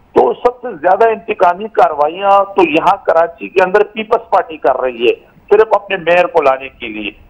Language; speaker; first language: Urdu; non-native, local second language; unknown